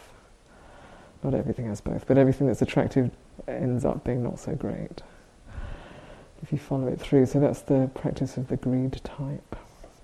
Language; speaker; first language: English; native; English